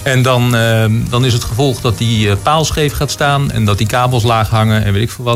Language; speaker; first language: Dutch; native; Dutch